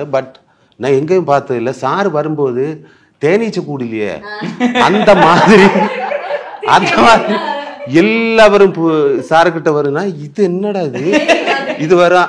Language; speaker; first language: Tamil; non-native, learner; Malayalam